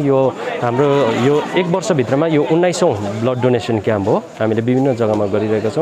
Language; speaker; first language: Nepali; native; Nepali